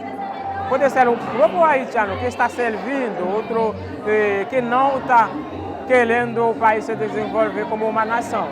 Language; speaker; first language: Portuguese; non-native, fluent; Haitian Creole